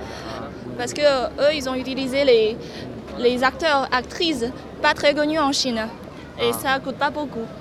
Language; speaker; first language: French; non-native, learner; Chinese